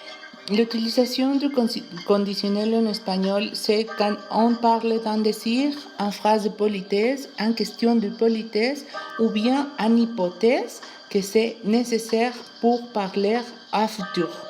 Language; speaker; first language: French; non-native, learner; Spanish